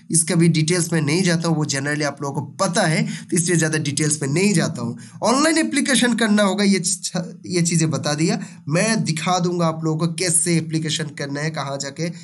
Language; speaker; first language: Hindi; non-native, local second language; Bangla